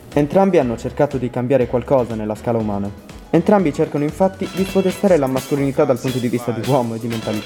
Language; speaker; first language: Italian; native; Italian